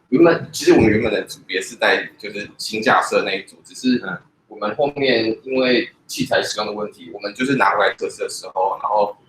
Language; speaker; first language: Chinese; native; Chinese